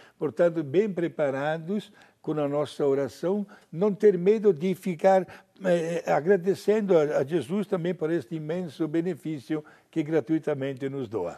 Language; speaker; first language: Portuguese; non-native, fluent; Italian